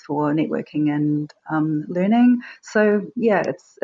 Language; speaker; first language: English; native; English